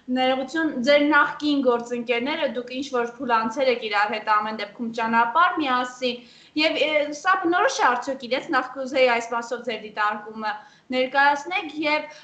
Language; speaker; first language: Armenian; native; Armenian